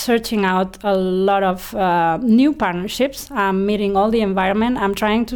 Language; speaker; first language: English; non-native, fluent; Spanish